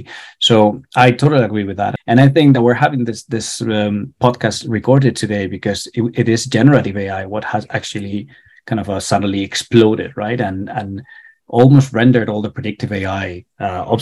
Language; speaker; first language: English; non-native, fluent; Spanish